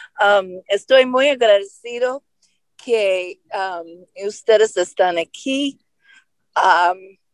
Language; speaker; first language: Spanish; non-native, learner; English